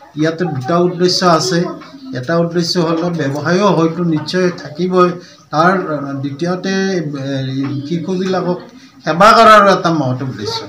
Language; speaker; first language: Assamese; native; Assamese